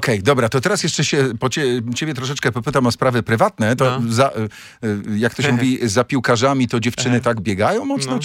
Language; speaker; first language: Polish; native; Polish